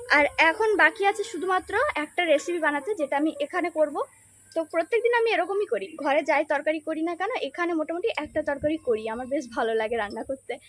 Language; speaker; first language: Bangla; non-native, local second language; Santali